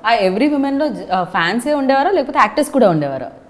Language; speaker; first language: Telugu; native; Telugu